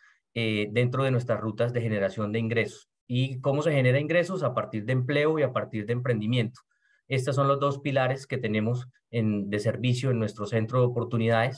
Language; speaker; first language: Spanish; native; Spanish